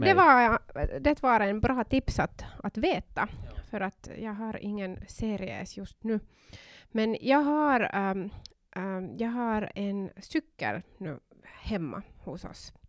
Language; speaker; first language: Swedish; non-native, local second language; Finnish